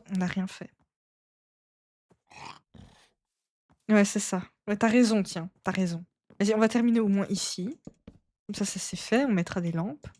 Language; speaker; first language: French; native; French